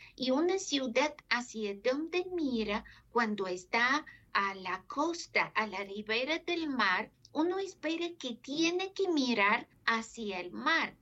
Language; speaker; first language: Spanish; non-native, fluent; Bulgarian